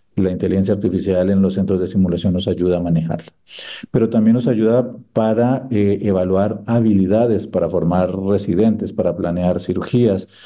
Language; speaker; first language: Spanish; native; Spanish